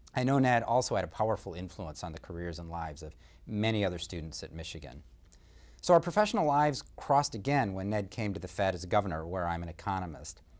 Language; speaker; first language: English; native; English